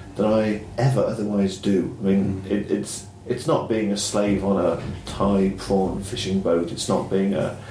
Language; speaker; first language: English; native; English